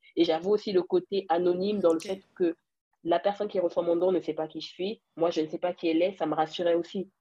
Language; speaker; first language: French; early bilingual, other home language; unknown